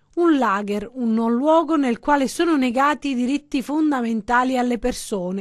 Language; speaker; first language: Italian; native; Italian